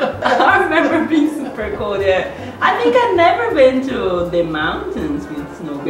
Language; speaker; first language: English; non-native, fluent; Portuguese